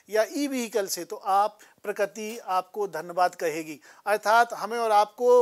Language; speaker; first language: Hindi; native; Hindi